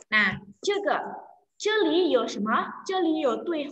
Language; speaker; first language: Chinese; non-native, fluent; Indonesian